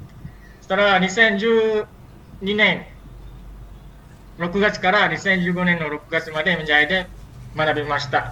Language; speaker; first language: Japanese; non-native, learner; Malay